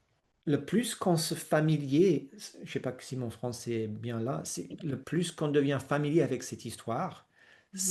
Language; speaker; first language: French; non-native, fluent; English